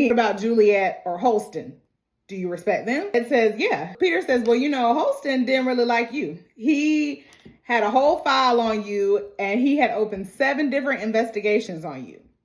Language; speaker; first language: English; native; English